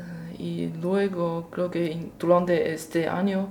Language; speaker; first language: Spanish; non-native, learner; Chinese